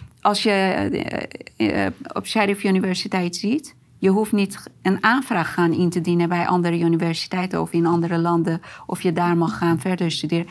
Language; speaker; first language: Dutch; non-native, fluent; Persian